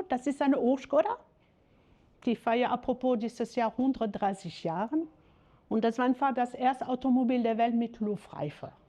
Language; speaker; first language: German; non-native, fluent; French